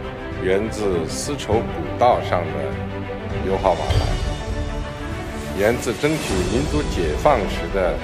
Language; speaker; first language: Chinese; native; Chinese